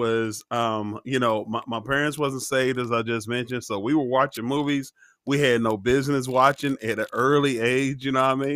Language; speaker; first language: English; native; English